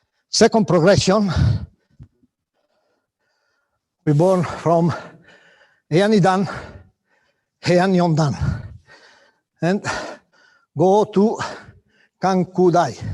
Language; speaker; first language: English; non-native, learner; Italian